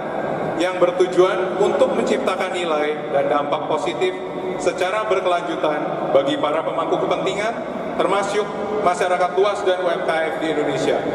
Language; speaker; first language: Indonesian; native; Indonesian